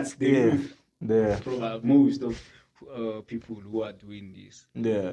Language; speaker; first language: English; non-native, local second language; Northern Sotho